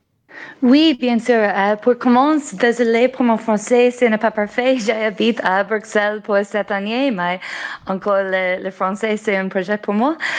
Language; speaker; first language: French; non-native, learner; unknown